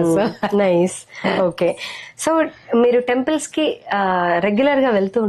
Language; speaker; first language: Telugu; native; Telugu